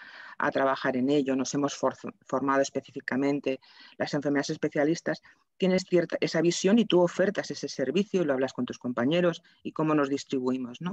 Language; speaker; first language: Spanish; native; Spanish